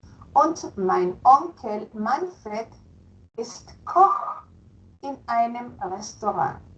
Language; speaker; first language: German; non-native, fluent; Spanish